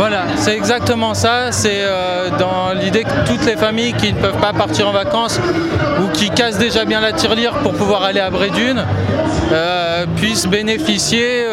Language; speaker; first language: French; native; French